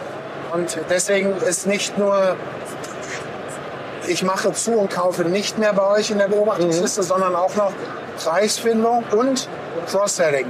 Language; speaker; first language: German; native; German